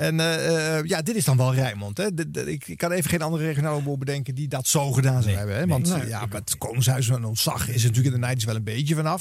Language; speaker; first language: Dutch; native; Dutch